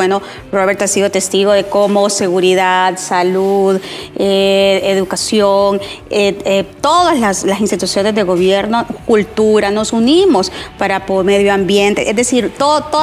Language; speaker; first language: Spanish; native; Spanish